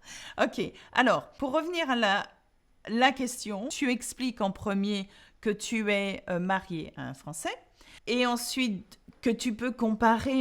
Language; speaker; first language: French; non-native, fluent; English